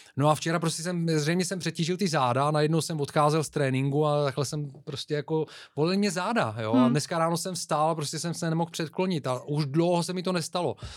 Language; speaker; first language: Czech; non-native, fluent; Bulgarian